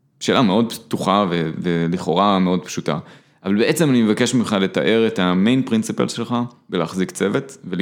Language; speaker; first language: Hebrew; native; Hebrew